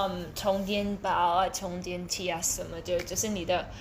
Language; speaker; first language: Chinese; early bilingual, heritage; Chinese